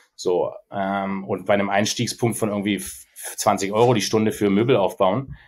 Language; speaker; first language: German; native; German